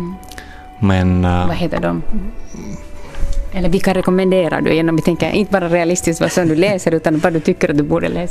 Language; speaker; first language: Swedish; native; Swedish